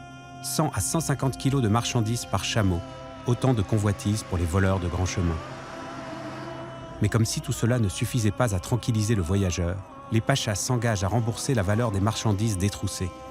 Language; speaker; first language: French; native; French